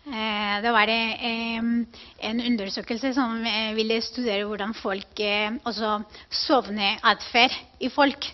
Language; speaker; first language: Norwegian; non-native, fluent; Spanish